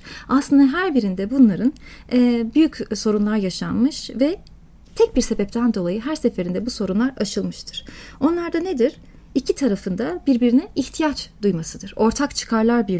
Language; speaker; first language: Turkish; native; Turkish